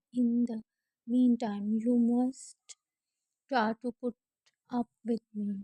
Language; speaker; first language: English; non-native, learner; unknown